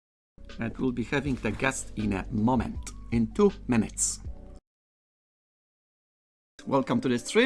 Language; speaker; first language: English; non-native, fluent; Polish